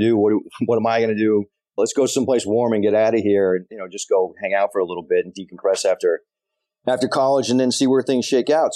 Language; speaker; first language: English; native; English